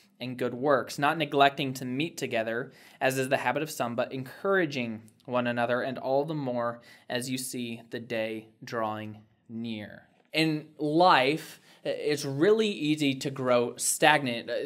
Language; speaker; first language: English; native; English